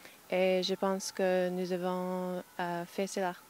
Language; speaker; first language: French; non-native, fluent; English